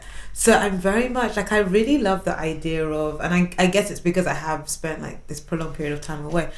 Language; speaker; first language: English; native; English